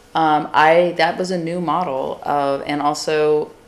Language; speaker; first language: English; native; English